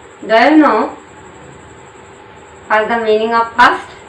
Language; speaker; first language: English; non-native, local second language; Bangla